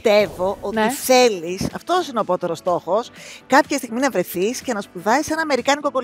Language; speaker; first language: Greek; native; Greek